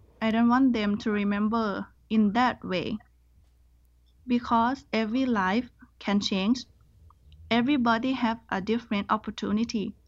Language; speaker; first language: English; non-native, learner; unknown